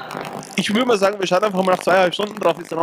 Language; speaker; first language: German; native; German